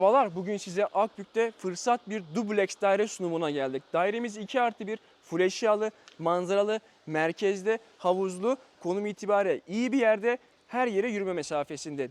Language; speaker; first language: Turkish; native; Turkish